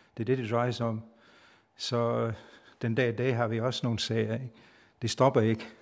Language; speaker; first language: Danish; non-native, fluent; Italian